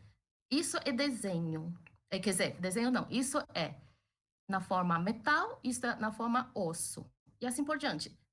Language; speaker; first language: Portuguese; early bilingual, other home language; Chinese